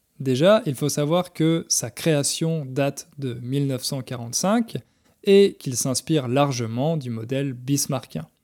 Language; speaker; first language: French; native; French